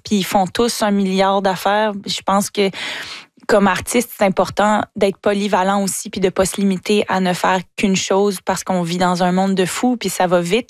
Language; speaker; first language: French; native; French